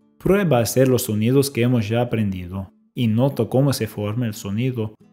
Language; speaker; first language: Spanish; non-native, fluent; English